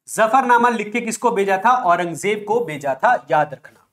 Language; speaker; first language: Hindi; non-native, local second language; Punjabi